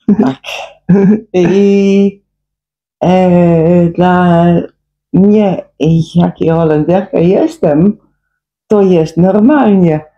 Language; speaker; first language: Polish; non-native, learner; Dutch